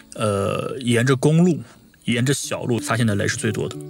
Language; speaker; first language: Chinese; native; Chinese